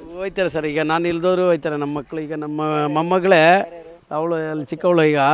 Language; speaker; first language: Kannada; non-native, local second language; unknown